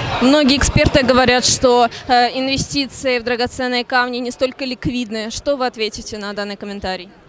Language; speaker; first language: Russian; native; Russian